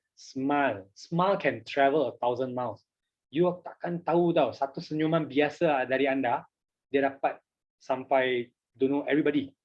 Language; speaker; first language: Malay; non-native, local second language; Chinese